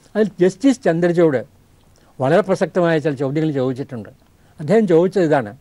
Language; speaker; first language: Malayalam; native; Malayalam